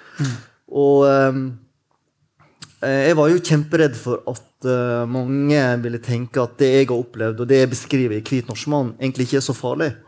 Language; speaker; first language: Norwegian; native; Norwegian